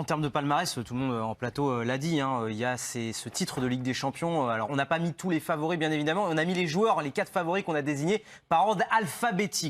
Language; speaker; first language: French; native; French